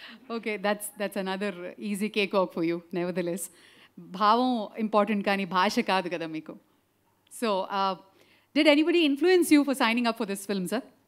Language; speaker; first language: English; non-native, local second language; Telugu